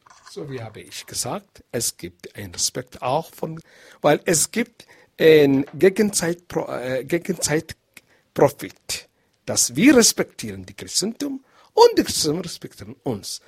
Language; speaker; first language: German; non-native, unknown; Arabic